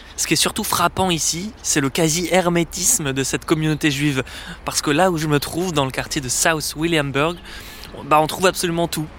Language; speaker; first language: French; native; French